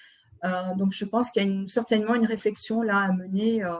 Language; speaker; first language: French; native; French